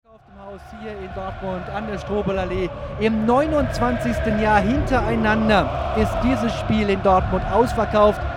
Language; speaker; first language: German; native; German